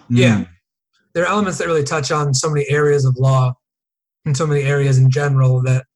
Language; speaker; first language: English; native; English